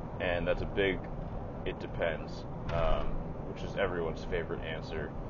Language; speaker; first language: English; native; English